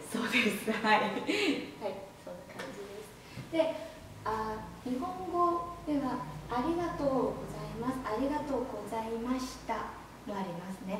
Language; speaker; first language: Japanese; non-native, fluent; Chinese